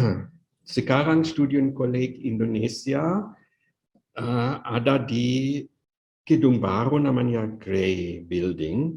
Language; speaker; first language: Indonesian; non-native, fluent; German